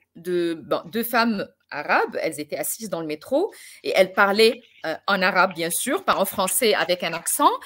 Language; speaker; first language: French; non-native, fluent; Arabic